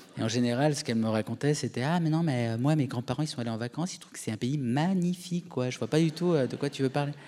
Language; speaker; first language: French; native; French